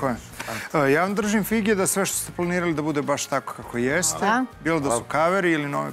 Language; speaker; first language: Serbian; native; Serbian